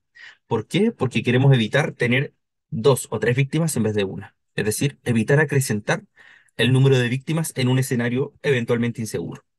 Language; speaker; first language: Spanish; native; Spanish